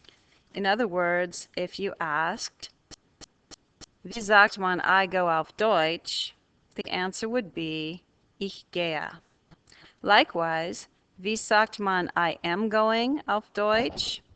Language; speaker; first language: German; non-native, fluent; English